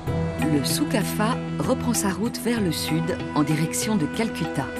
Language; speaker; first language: French; native; French